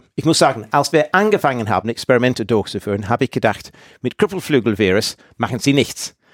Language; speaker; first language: German; non-native, fluent; English